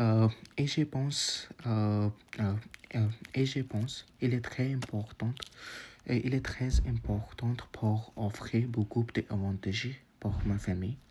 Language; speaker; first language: French; non-native, learner; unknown